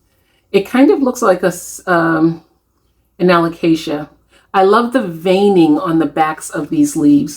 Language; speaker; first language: English; native; English